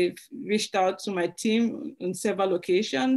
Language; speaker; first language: English; native; English